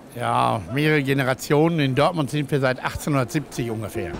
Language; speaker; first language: German; native; German